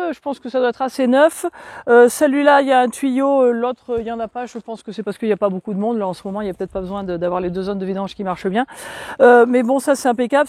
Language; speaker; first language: French; native; French